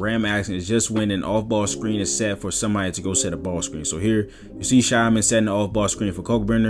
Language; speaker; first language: English; native; English